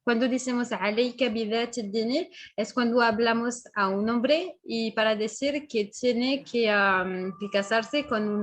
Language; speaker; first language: Spanish; non-native, fluent; French